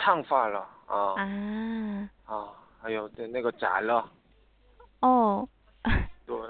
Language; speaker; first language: Chinese; non-native, learner; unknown